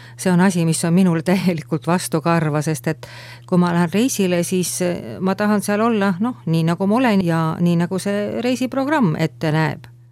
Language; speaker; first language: Estonian; native; Estonian